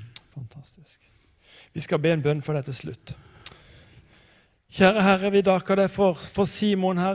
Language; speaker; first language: Norwegian; native; Norwegian